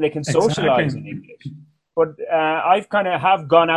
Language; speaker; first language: English; native; English